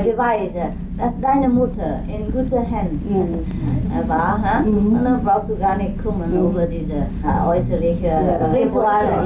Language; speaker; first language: German; non-native, learner; Vietnamese